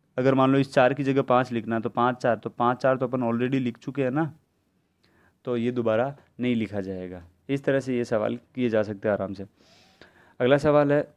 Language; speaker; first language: Hindi; native; Hindi